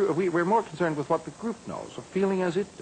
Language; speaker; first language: English; native; English